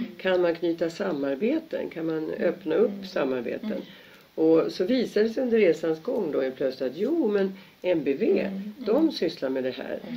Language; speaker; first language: Swedish; native; Swedish